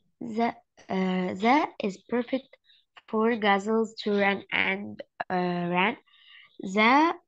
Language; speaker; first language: English; non-native, learner; Arabic